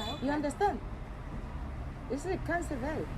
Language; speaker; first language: English; non-native, local second language; Spanish